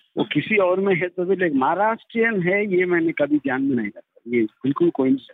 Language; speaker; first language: Hindi; non-native, local second language; Telugu